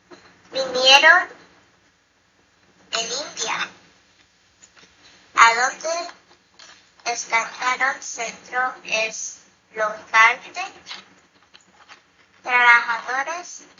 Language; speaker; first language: Spanish; early bilingual, heritage; Spanish